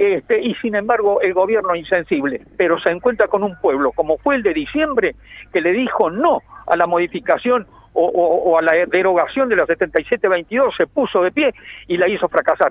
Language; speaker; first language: Spanish; native; Spanish